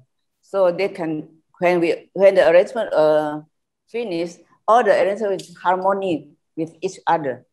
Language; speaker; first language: English; non-native, learner; Indonesian